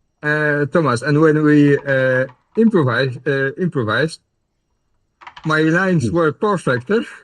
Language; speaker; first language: English; non-native, learner; Dutch